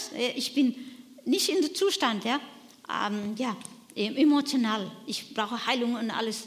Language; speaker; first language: German; non-native, learner; Nepali